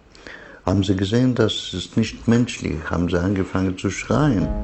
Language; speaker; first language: German; non-native, learner; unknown